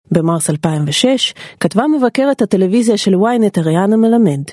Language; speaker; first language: Hebrew; non-native, fluent; Russian